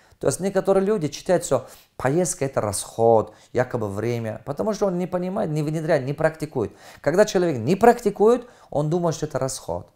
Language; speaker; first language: Russian; non-native, fluent; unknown